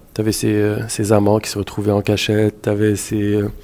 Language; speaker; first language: French; native; French